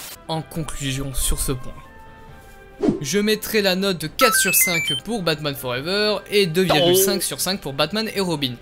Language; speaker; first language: French; native; French